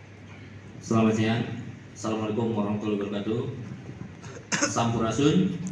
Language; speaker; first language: Indonesian; native; Indonesian